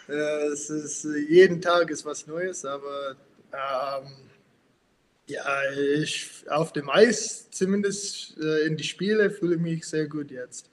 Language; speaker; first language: German; non-native, fluent; English